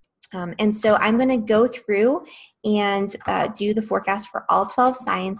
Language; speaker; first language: English; native; English